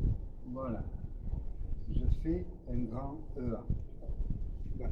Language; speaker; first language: French; native; French